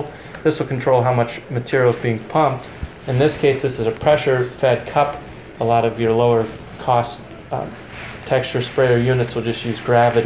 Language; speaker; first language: English; native; English